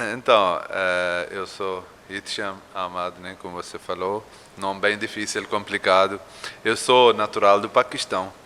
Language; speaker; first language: Portuguese; non-native, fluent; Urdu